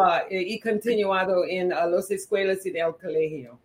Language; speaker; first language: Spanish; non-native, learner; English